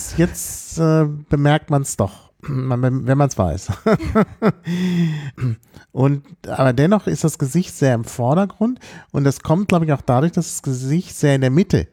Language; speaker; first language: German; native; German